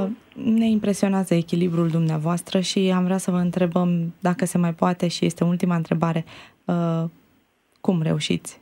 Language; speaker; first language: Romanian; native; Romanian